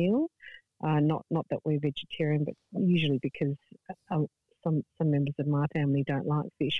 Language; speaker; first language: English; native; English